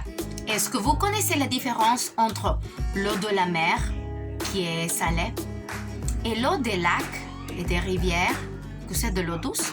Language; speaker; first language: French; non-native, fluent; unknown